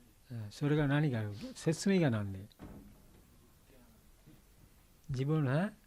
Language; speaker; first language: Japanese; non-native, learner; Bangla